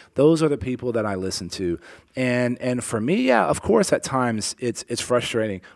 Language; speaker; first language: English; native; English